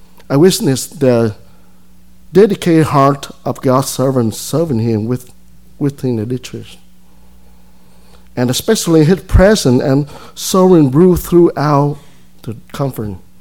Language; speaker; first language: English; non-native, fluent; Vietnamese